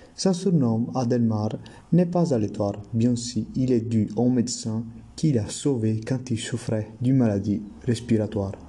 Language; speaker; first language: French; non-native, learner; Italian